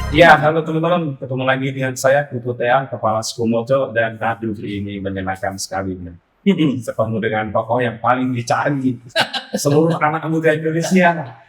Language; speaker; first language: Indonesian; native; Indonesian